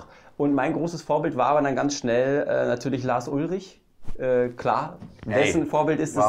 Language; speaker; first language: German; native; German